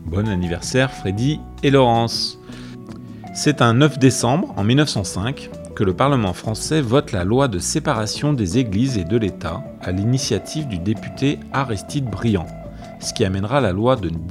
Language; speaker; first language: French; native; French